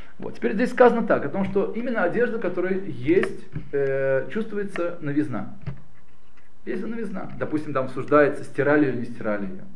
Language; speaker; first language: Russian; early bilingual, heritage; Russian